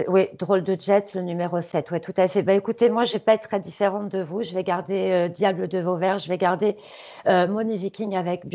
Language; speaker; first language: French; native; French